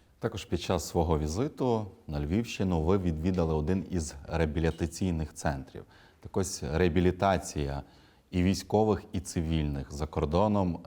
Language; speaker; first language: Ukrainian; native; Ukrainian